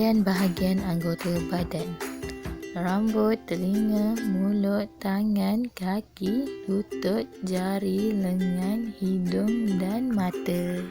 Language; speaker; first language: Malay; native; Malay